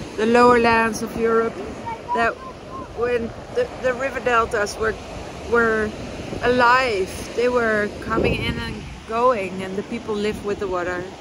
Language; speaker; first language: English; non-native, fluent; Dutch